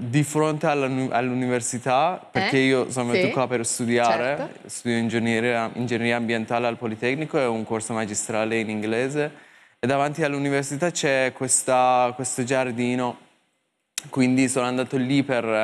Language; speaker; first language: Italian; non-native, fluent; Persian